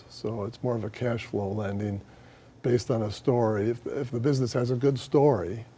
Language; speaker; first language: English; native; English